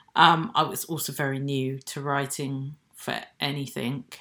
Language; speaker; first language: English; native; English